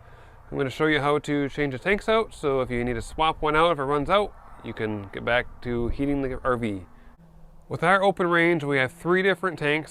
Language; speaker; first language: English; native; English